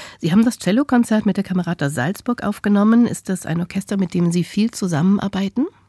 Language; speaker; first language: German; native; German